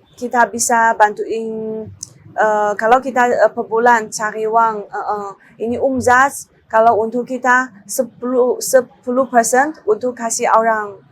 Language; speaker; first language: Indonesian; non-native, learner; Chinese